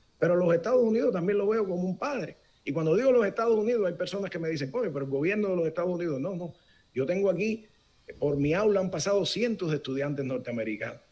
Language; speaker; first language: Spanish; native; Spanish